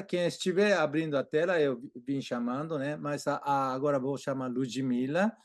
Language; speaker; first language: Portuguese; non-native, fluent; Japanese